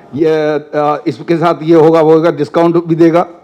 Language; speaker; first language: Hindi; non-native, local second language; Telugu